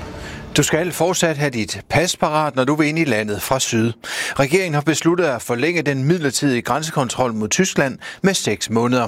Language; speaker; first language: Danish; native; Danish